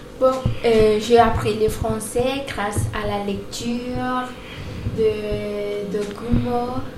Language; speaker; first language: French; non-native, learner; Spanish